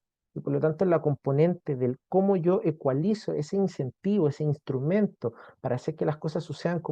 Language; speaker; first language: Spanish; native; Spanish